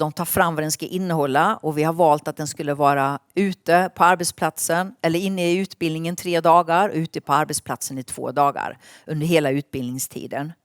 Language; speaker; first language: Swedish; native; Swedish